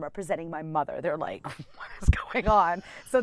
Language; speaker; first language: English; native; English